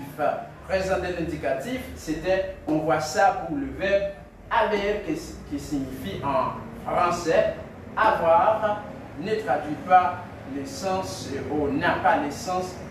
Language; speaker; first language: French; non-native, local second language; Haitian Creole